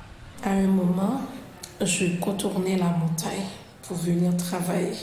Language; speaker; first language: French; non-native, local second language; Haitian Creole